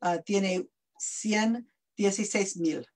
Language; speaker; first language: Spanish; non-native, learner; English